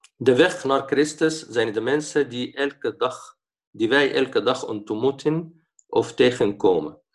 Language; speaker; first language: Dutch; non-native, fluent; Arabic